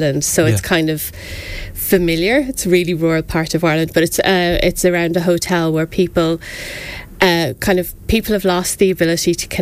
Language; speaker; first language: English; native; English